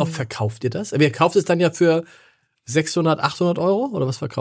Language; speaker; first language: German; native; German